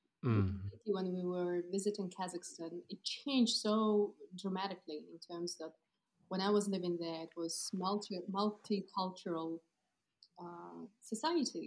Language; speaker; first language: English; non-native, fluent; Kazakh